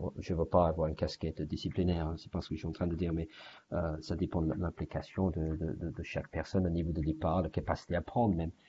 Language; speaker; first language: French; non-native, fluent; English